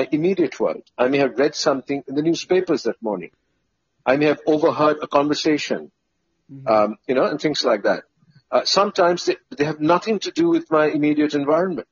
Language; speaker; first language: English; non-native, local second language; Bangla